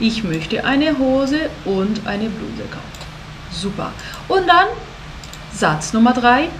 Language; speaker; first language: German; non-native, fluent; Portuguese